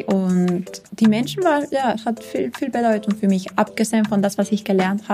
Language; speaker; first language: German; non-native, fluent; Spanish